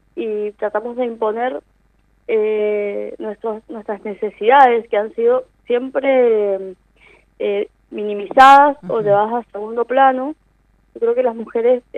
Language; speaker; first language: Spanish; native; Spanish